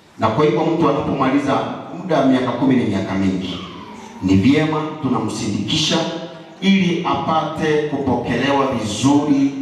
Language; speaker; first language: Swahili; non-native, local second language; Gusii